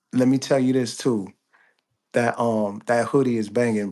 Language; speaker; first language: English; native; English